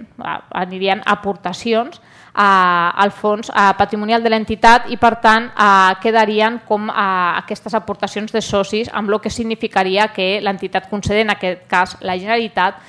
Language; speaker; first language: Catalan; native; Catalan